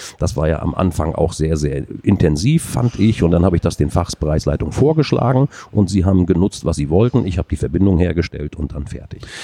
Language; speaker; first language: German; native; German